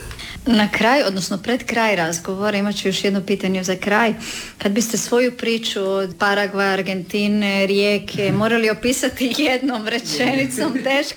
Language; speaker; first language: Serbian; native; Serbian